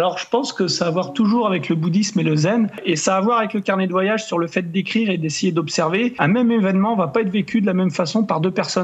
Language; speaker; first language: French; native; French